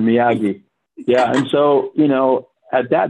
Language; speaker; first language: English; non-native, fluent; Spanish